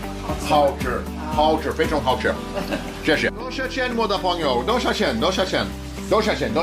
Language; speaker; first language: Chinese; non-native, learner; English